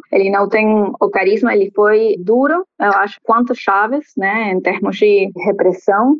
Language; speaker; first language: Portuguese; non-native, fluent; Spanish